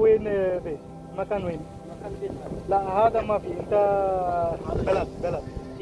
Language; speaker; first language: Arabic; non-native, learner; Bangla